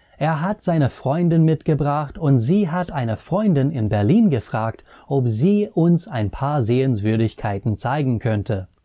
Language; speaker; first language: German; non-native, fluent; English